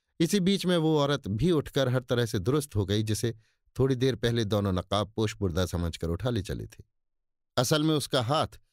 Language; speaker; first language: Hindi; native; Hindi